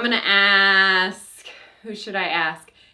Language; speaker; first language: English; native; English